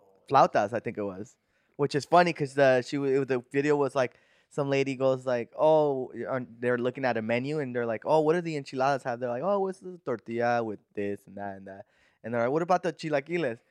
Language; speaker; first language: English; native; English